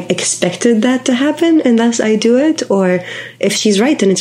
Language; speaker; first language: English; non-native, fluent; Hebrew